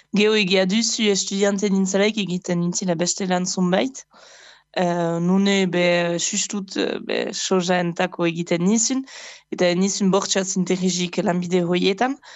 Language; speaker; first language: Basque; native; Basque